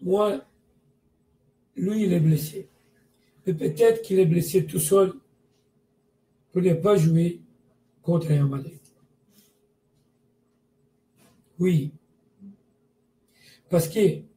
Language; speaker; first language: French; non-native, learner; Portuguese